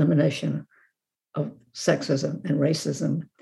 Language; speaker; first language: English; native; English